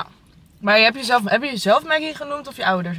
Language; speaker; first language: Dutch; native; Dutch